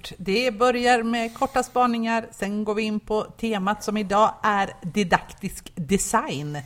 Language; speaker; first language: Swedish; native; Swedish